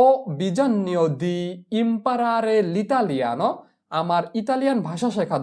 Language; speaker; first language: Italian; non-native, fluent; Bangla